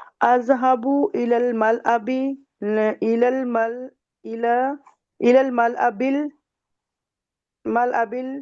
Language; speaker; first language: Arabic; non-native, learner; Urdu